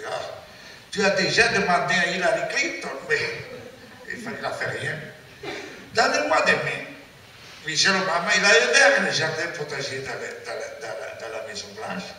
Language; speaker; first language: French; non-native, learner; Italian